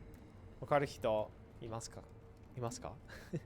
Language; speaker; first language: Japanese; non-native, fluent; English